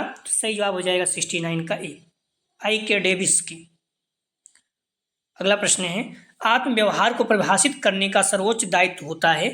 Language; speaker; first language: Hindi; native; Hindi